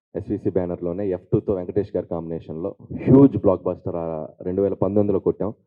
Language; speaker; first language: Telugu; native; Telugu